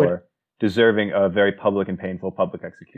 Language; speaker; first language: English; native; English